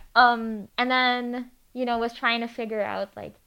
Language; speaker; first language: English; non-native, local second language; Filipino